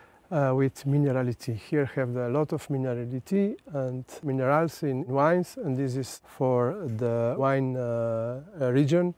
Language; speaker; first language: English; non-native, learner; Slovenian